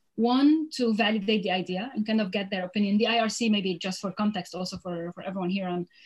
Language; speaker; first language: English; non-native, fluent; Arabic